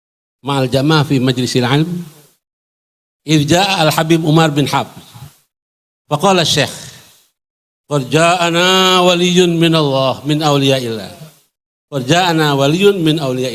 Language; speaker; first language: Arabic; non-native, fluent; Indonesian